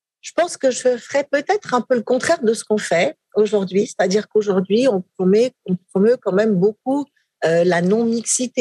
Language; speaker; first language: French; native; French